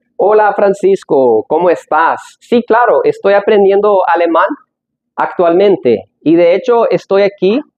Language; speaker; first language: Spanish; non-native, fluent; English